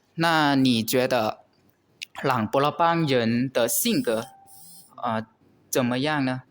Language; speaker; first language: Chinese; non-native, learner; Lao